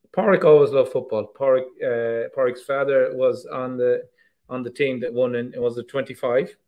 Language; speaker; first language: English; native; English